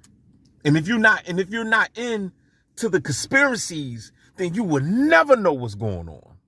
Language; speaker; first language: English; native; English